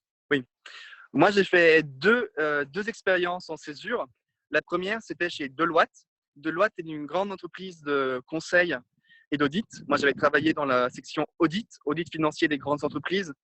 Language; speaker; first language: French; non-native, fluent; Italian